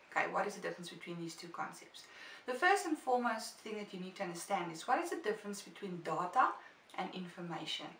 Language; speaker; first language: English; non-native, local second language; Afrikaans